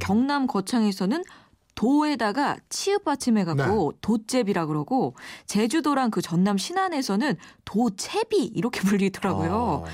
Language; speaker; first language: Korean; native; Korean